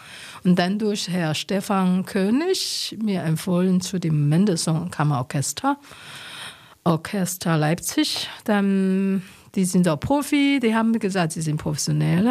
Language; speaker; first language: German; non-native, learner; Chinese